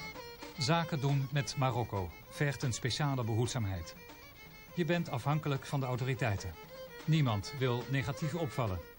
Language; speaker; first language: Dutch; native; Dutch